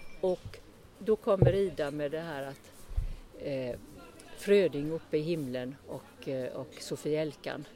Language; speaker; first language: Swedish; early bilingual, other home language; Estonian